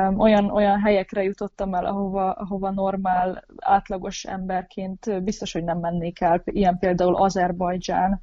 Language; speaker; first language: Hungarian; native; Hungarian